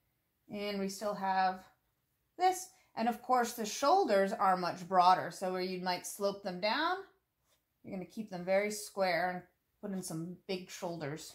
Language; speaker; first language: English; native; English